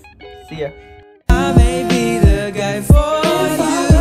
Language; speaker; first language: English; non-native, fluent; Filipino